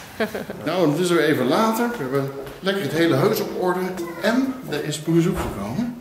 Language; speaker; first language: Dutch; native; Dutch